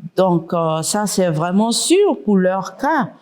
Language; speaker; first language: French; non-native, learner; English